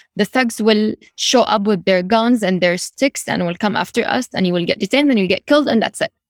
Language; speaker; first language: English; non-native, fluent; Arabic